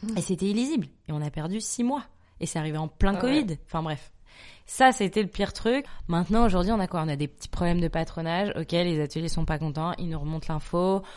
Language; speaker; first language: French; native; French